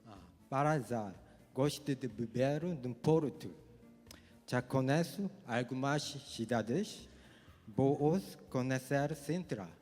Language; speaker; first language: Portuguese; non-native, learner; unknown